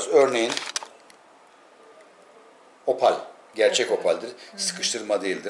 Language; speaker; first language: Turkish; native; Turkish